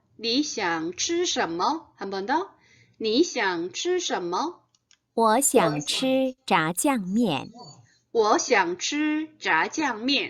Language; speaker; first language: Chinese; non-native, fluent; Korean